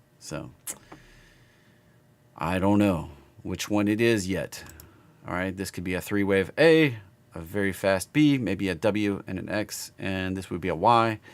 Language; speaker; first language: English; native; English